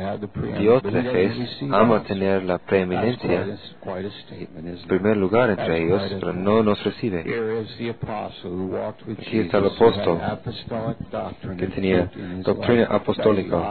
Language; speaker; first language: Spanish; non-native, learner; English